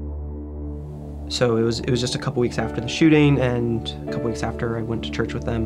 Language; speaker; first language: English; native; English